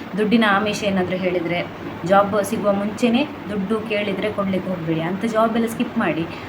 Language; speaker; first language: Kannada; non-native, local second language; Tulu